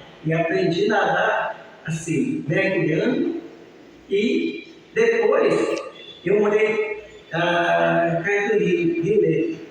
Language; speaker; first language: Portuguese; early bilingual, other home language; Japanese